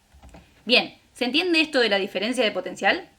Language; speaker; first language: Spanish; native; Spanish